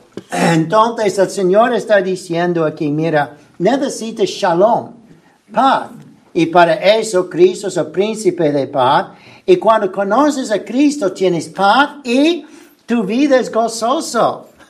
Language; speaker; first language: Spanish; non-native, fluent; English